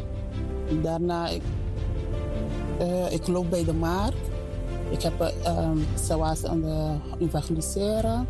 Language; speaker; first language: Dutch; non-native, learner; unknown